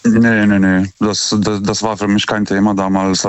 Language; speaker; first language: German; non-native, fluent; Lithuanian